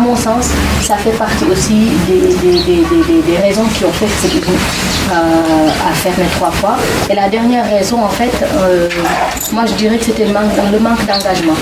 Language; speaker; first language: French; non-native, local second language; Wolof